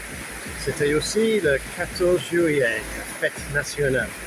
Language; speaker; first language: French; non-native, learner; English